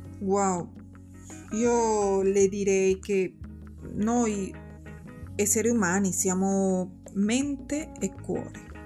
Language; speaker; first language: Italian; non-native, fluent; Spanish